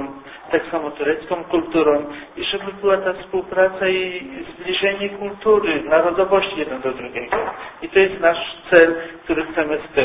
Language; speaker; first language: Polish; early bilingual, heritage; Polish